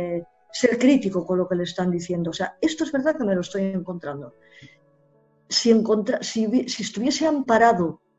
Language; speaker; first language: Spanish; native; Spanish